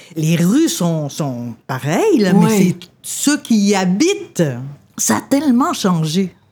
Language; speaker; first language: French; native; French